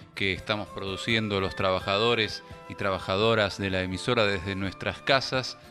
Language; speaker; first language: Spanish; native; Spanish